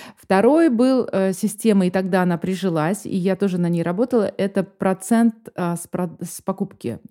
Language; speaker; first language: Russian; native; Russian